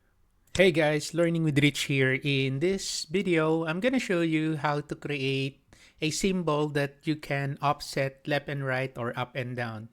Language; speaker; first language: English; non-native, local second language; Filipino